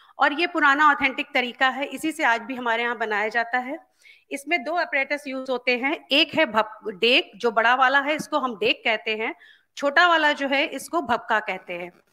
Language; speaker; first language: Hindi; native; Hindi